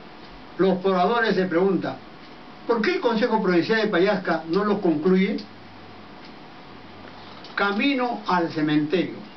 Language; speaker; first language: Spanish; native; Spanish